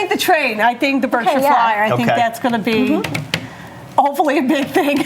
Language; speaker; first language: English; native; English